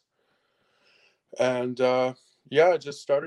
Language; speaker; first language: English; early bilingual, other home language; French